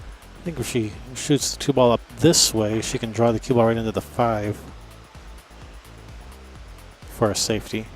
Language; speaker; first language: English; native; English